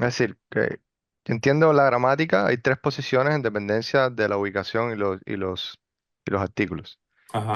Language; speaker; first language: Spanish; native; Spanish